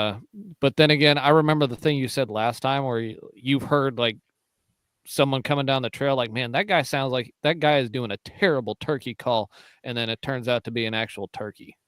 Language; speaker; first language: English; native; English